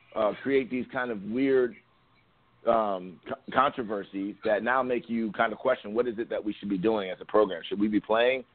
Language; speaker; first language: English; native; English